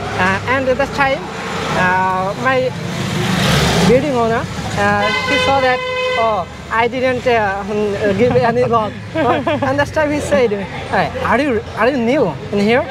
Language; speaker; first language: English; non-native, learner; Bangla